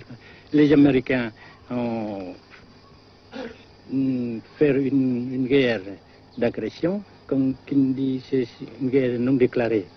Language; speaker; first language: French; non-native, fluent; Vietnamese